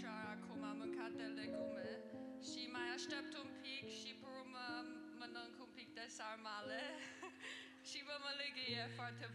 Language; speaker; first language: Romanian; early bilingual, heritage; English